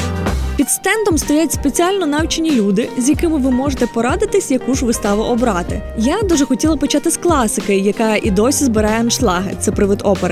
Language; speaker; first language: Ukrainian; native; Ukrainian